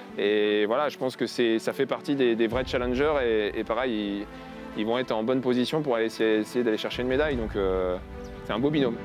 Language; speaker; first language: French; native; French